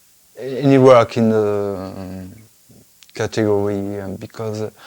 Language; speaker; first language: English; non-native, fluent; French